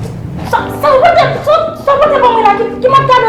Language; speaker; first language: Portuguese; non-native, learner; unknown